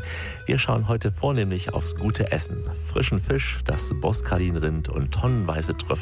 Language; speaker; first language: German; native; German